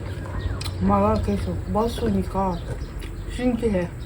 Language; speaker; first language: Korean; non-native, fluent; Ukrainian